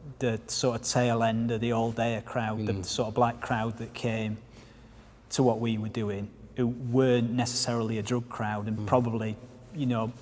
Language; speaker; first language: English; native; English